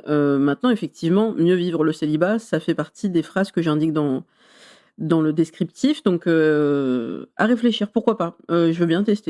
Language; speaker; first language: French; native; French